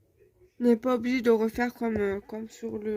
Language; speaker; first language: French; native; French